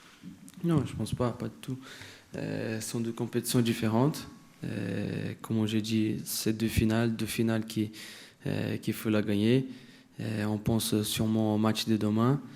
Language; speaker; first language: French; non-native, fluent; Portuguese